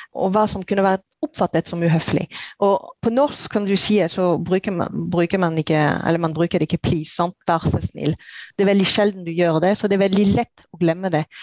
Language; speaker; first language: Norwegian; non-native, fluent; French